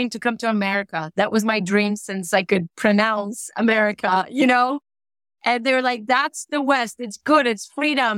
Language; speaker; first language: English; non-native, fluent; Bulgarian